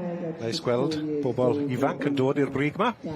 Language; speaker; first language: Welsh; native; Welsh